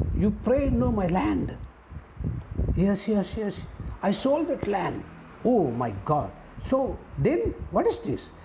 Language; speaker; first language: English; non-native, local second language; Sinhala